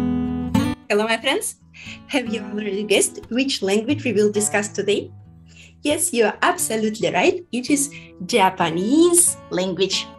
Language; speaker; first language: English; non-native, fluent; Russian